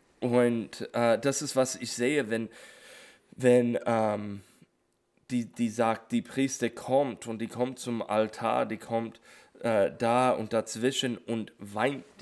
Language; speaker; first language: German; non-native, fluent; English